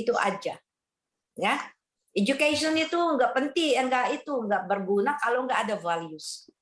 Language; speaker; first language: Indonesian; non-native, fluent; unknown